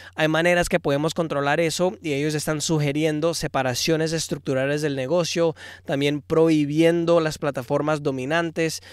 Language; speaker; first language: Spanish; early bilingual, heritage; Spanish